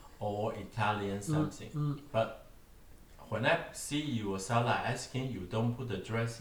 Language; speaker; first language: English; non-native, learner; Chinese